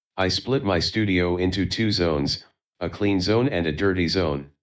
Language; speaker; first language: English; non-native, fluent; Chinese